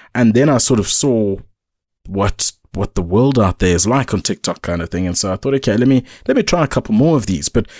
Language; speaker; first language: English; native; English